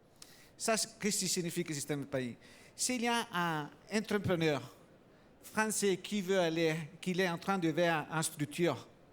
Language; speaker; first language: French; non-native, learner; Italian